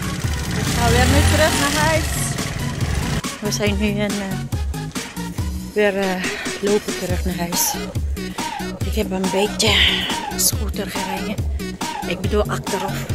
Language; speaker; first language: Dutch; non-native, learner; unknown